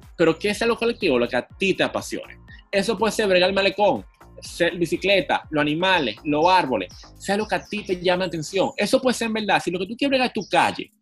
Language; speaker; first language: Spanish; native; Spanish